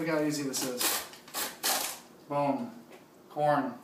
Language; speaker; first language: English; native; English